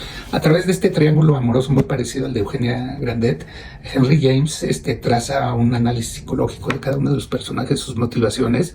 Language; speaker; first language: Spanish; native; Spanish